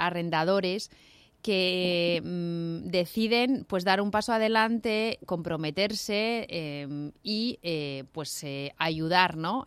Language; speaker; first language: Spanish; native; Spanish